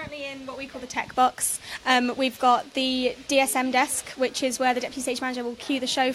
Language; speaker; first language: English; native; English